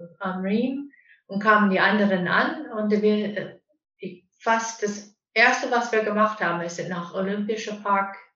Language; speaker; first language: German; non-native, fluent; English